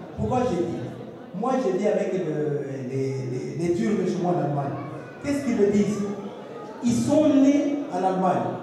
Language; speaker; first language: French; non-native, local second language; Swahili